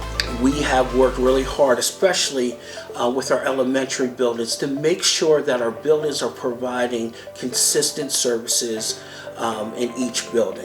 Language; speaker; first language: English; native; English